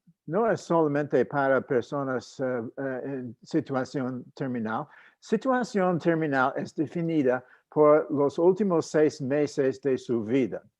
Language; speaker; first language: Spanish; non-native, fluent; English